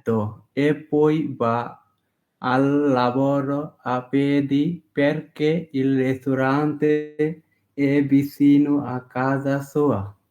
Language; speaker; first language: Italian; non-native, learner; Bangla